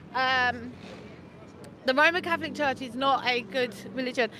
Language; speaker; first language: English; native; English